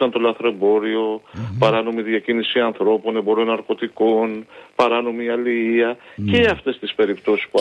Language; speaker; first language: Greek; native; Greek